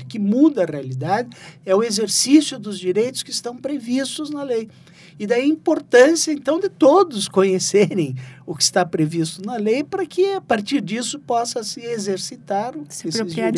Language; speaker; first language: Portuguese; native; Portuguese